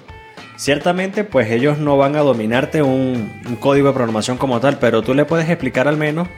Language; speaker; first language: Spanish; native; Spanish